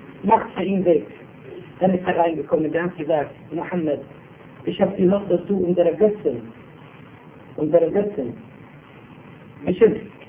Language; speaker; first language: German; non-native, fluent; Arabic